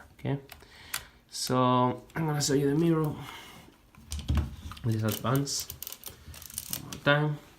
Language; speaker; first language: English; non-native, fluent; Spanish